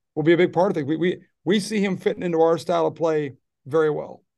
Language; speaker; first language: English; native; English